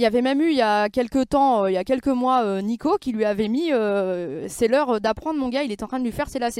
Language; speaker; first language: French; native; French